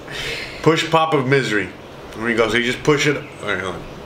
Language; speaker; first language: English; native; English